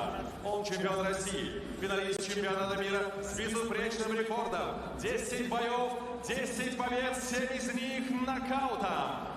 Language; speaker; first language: Russian; native; Russian